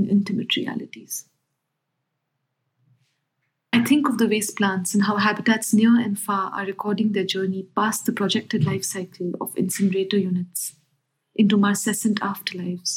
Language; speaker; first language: English; non-native, local second language; Hindi